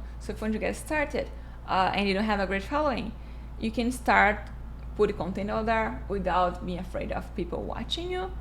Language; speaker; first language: English; non-native, fluent; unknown